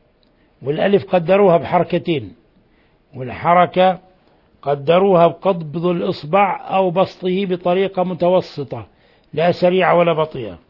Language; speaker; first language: Arabic; native; Arabic